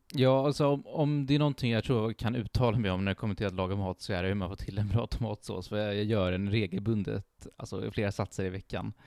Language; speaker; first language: Swedish; early bilingual, other home language; Italian